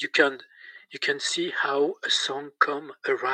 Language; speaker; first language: English; non-native, learner; French